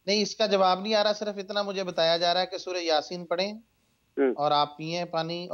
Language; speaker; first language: Urdu; native; Urdu